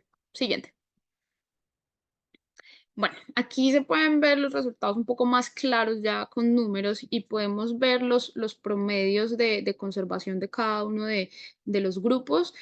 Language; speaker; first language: Spanish; native; Spanish